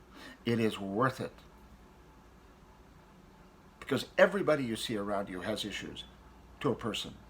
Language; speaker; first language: English; native; English